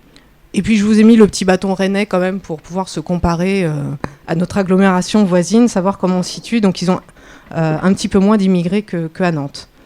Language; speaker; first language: French; native; French